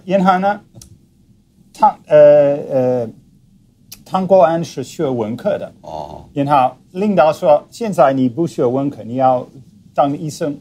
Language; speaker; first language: Chinese; non-native, fluent; English